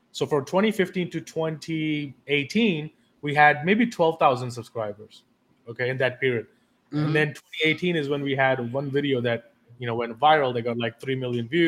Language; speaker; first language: English; non-native, local second language; Hindi